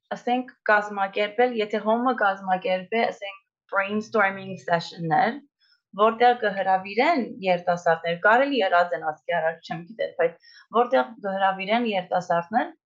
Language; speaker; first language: Armenian; early bilingual, heritage; Armenian